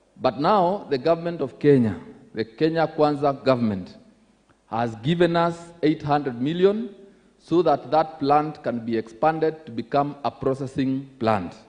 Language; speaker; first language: English; non-native, local second language; Embu